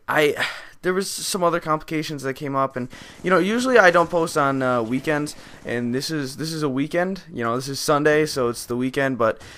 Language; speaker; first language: English; native; English